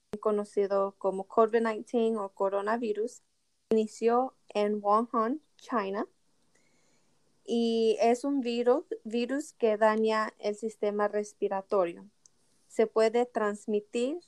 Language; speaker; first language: Spanish; early bilingual, heritage; Spanish